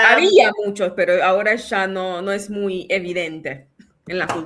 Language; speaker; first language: Spanish; non-native, fluent; English